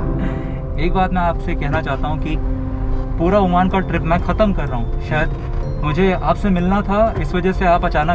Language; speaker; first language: Hindi; native; Hindi